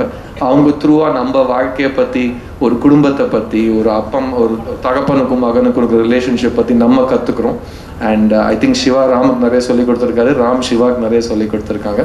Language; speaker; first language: Tamil; native; Tamil